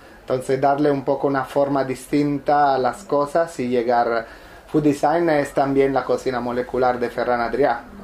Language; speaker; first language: Spanish; non-native, fluent; Italian